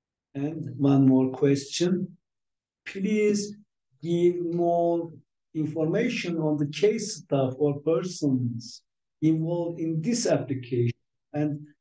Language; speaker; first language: English; non-native, fluent; Turkish